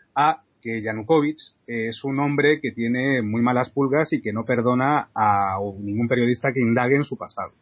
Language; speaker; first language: Spanish; native; Spanish